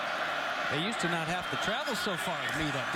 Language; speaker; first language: English; native; English